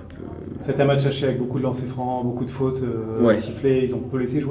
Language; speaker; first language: French; native; French